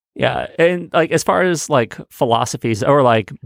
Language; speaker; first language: English; native; English